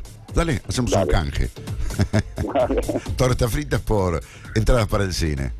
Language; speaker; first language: Spanish; native; Spanish